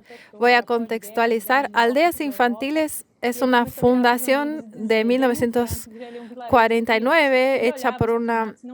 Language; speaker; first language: Spanish; non-native, fluent; Portuguese